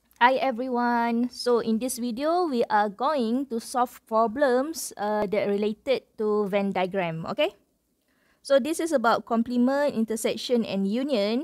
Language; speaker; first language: English; non-native, local second language; Malay